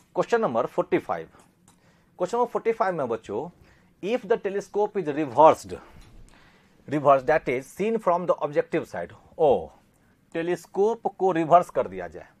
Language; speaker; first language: Hindi; native; Hindi